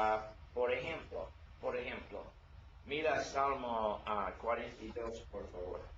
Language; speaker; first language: Spanish; non-native, learner; English